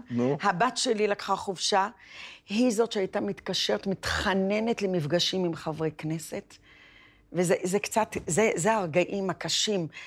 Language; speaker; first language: Hebrew; early bilingual, other home language; Arabic